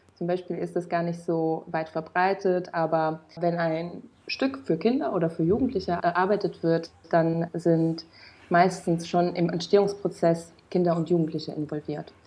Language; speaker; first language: German; non-native, fluent; Romanian